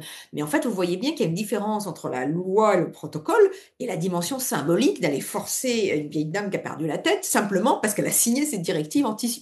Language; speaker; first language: French; native; French